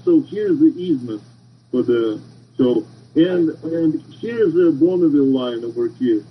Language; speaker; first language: English; non-native, learner; Russian